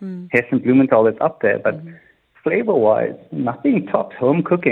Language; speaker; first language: English; native; English